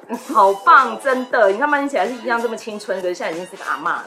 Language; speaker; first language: Chinese; native; Chinese